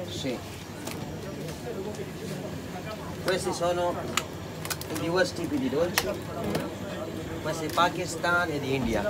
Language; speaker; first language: Italian; non-native, learner; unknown